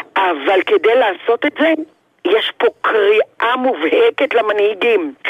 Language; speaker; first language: Hebrew; early bilingual, other home language; Arabic